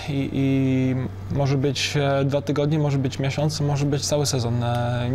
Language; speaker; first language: Polish; early bilingual, heritage; English